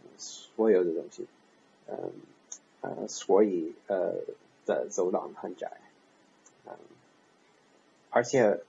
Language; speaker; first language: Chinese; non-native, learner; English